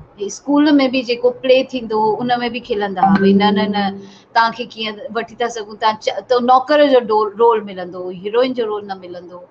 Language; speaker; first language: Sindhi; native; Sindhi